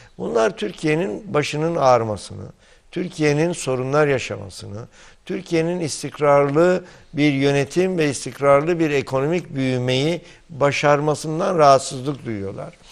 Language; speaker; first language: Turkish; native; Turkish